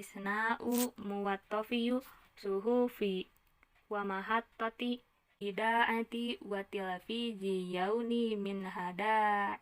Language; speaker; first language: Arabic; non-native, learner; Indonesian